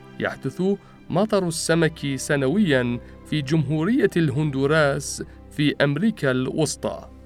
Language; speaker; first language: Arabic; non-native, fluent; Persian